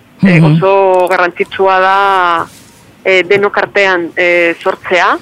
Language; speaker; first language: Basque; non-native, fluent; Spanish